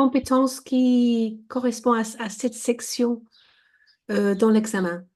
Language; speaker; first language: French; non-native, fluent; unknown